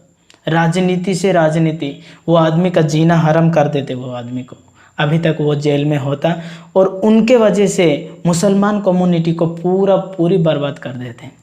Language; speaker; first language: Hindi; non-native, local second language; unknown